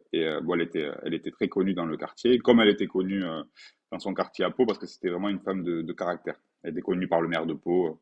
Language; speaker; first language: French; native; French